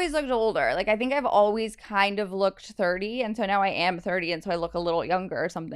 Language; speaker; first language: English; native; English